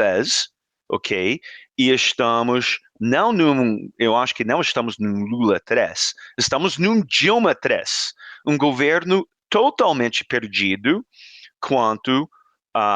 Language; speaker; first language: Portuguese; non-native, fluent; English